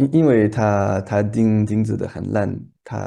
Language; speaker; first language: Chinese; non-native, learner; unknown